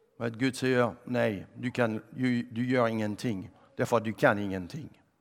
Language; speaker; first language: Swedish; non-native, fluent; French